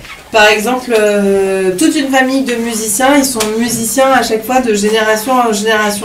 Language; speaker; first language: French; native; French